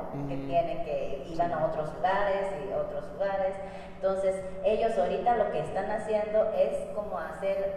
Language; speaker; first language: Spanish; non-native, fluent; Japanese